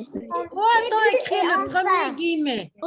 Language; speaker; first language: French; native; French